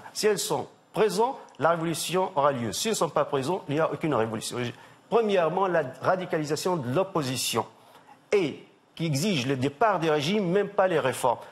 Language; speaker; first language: French; non-native, local second language; Arabic